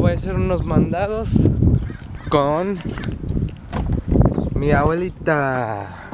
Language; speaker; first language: Spanish; early bilingual, heritage; Spanish